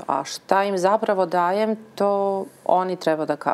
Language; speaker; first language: Russian; non-native, learner; Serbian